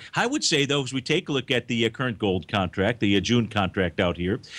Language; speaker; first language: English; native; English